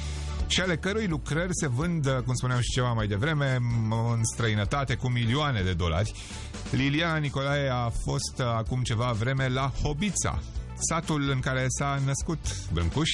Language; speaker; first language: Romanian; native; Romanian